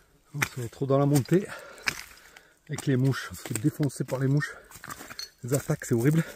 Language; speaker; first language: French; native; French